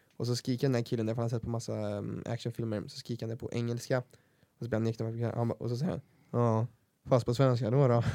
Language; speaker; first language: Swedish; native; Swedish